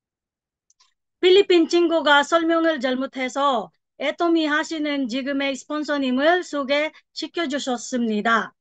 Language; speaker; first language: Korean; non-native, learner; Filipino